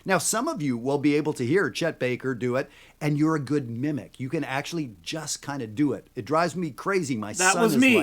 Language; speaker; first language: English; native; English